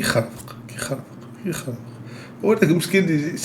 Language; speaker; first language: Arabic; native; Arabic